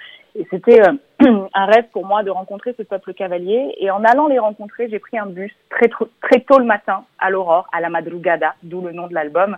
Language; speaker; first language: French; native; French